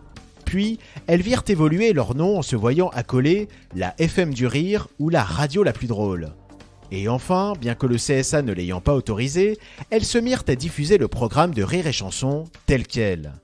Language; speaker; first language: French; native; French